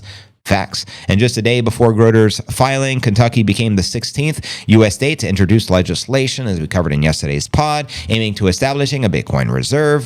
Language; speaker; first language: English; native; English